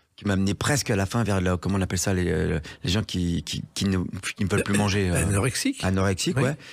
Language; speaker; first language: French; native; French